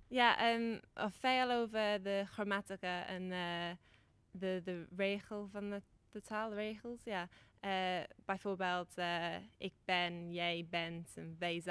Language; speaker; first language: Dutch; non-native, learner; English